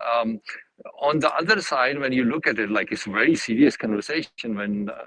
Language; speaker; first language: English; non-native, local second language; Urdu